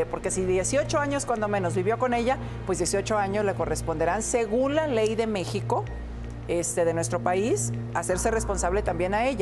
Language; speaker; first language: Spanish; native; Spanish